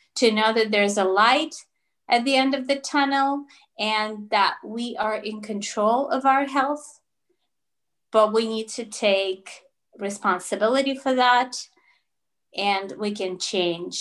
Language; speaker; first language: English; non-native, fluent; Russian